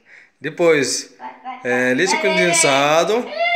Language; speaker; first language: Portuguese; non-native, learner; Arabic